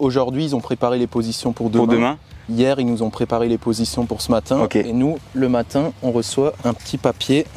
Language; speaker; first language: French; native; French